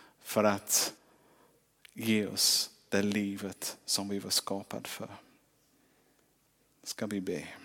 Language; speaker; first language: Swedish; non-native, fluent; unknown